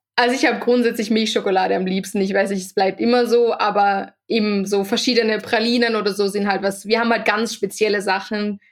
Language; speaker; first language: German; native; German